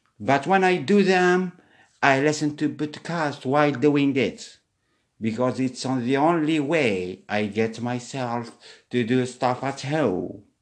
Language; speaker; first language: English; non-native, fluent; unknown